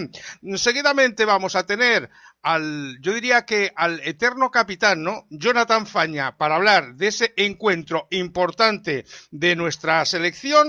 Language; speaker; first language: Spanish; native; Spanish